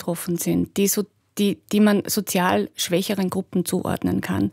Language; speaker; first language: German; native; German